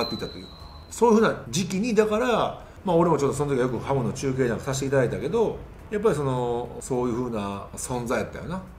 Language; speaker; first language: Japanese; native; Japanese